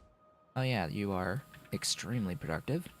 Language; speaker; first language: English; native; English